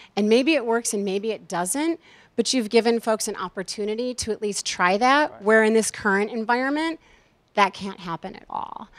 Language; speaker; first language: English; native; English